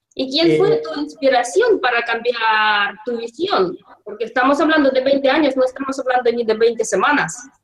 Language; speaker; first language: Spanish; non-native, fluent; Russian